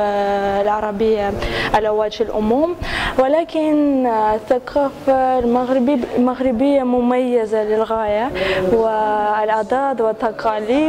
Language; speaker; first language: Arabic; non-native, fluent; Armenian